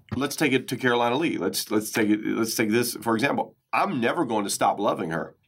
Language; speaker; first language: English; native; English